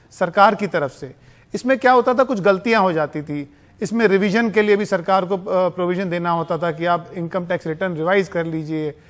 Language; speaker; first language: Hindi; native; Hindi